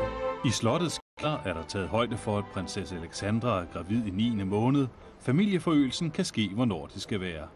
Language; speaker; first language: Danish; native; Danish